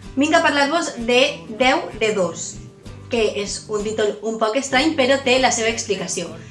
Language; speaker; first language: Catalan; native; Catalan